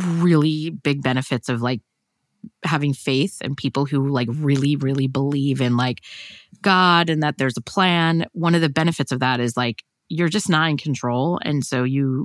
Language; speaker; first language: English; native; English